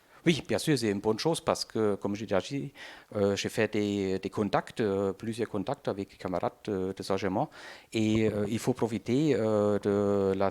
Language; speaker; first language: French; non-native, learner; German